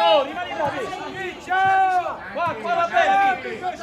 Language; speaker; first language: Italian; native; Italian